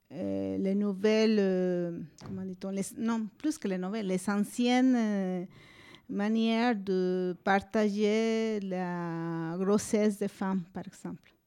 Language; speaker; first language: French; non-native, fluent; Spanish